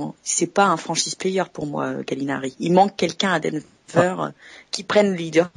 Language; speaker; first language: French; native; French